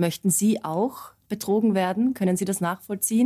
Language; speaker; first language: German; native; German